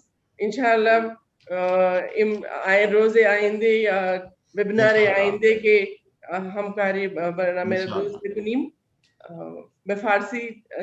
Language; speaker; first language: Persian; non-native, fluent; Urdu